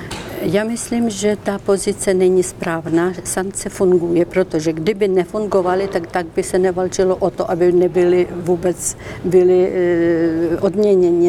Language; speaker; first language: Czech; non-native, fluent; Ukrainian